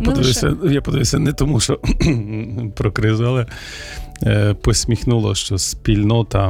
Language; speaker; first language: Ukrainian; native; Ukrainian